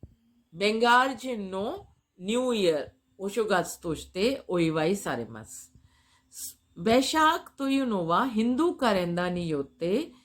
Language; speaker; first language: Japanese; non-native, fluent; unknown